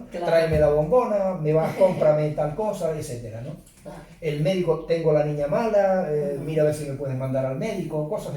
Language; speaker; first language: Spanish; native; Spanish